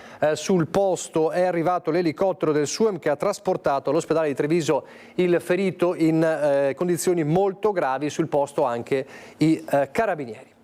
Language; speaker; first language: Italian; native; Italian